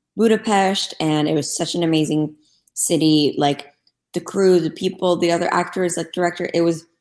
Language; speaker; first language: English; non-native, fluent; Turkish